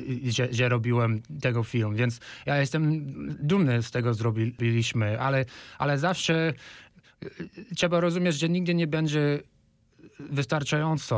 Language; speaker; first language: Polish; non-native, fluent; English